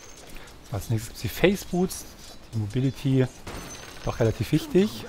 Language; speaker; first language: German; native; German